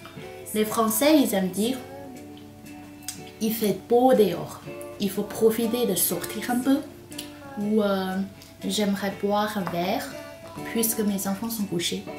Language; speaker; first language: French; non-native, learner; Chinese